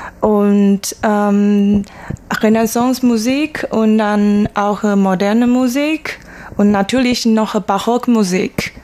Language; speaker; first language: German; non-native, learner; Chinese